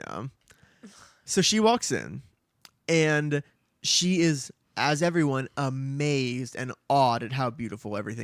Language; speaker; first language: English; native; English